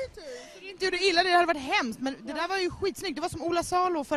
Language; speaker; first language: Swedish; native; Swedish